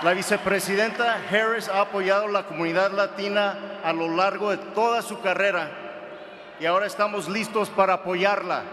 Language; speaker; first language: Spanish; early bilingual, heritage; Spanish